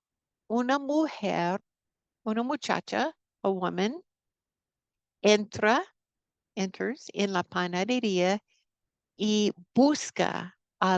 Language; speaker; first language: Spanish; non-native, fluent; English